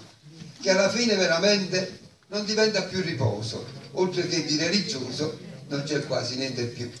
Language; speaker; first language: Italian; native; Italian